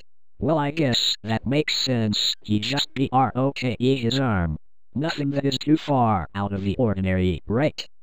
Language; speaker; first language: English; native; English